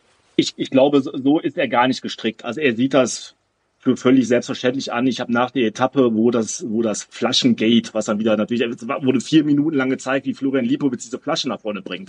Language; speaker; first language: German; native; German